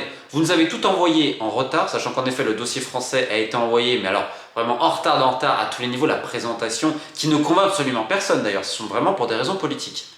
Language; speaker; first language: French; native; French